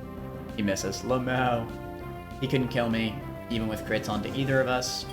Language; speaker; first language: English; native; English